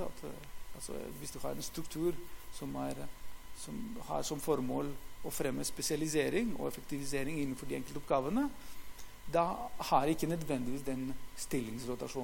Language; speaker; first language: Norwegian; non-native, fluent; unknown